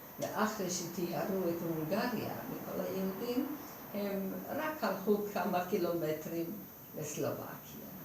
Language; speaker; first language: Hebrew; non-native, fluent; Hungarian